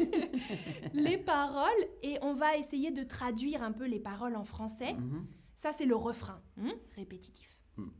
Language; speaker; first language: French; native; French